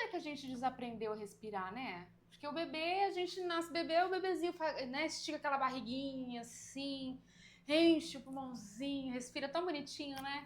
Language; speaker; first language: Portuguese; native; Portuguese